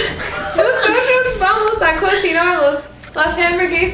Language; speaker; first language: Spanish; non-native, learner; English